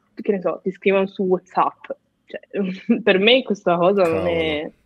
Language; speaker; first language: Italian; native; Italian